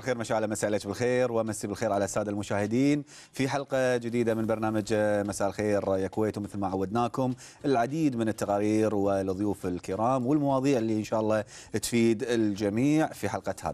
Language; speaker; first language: Arabic; native; Arabic